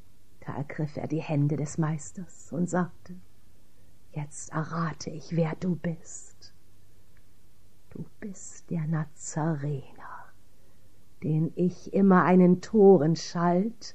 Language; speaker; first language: German; native; German